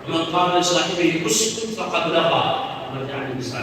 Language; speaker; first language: Arabic; native; Arabic